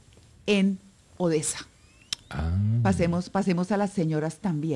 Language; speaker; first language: Spanish; native; Spanish